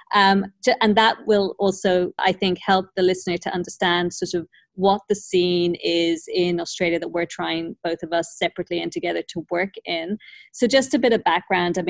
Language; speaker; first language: English; native; English